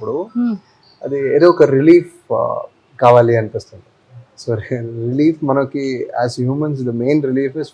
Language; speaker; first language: Telugu; non-native, fluent; Tamil